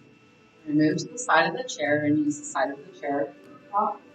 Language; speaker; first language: English; native; English